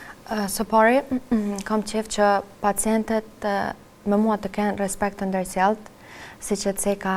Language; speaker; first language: Albanian; native; Albanian